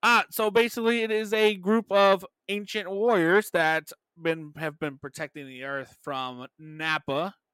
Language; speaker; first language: English; native; English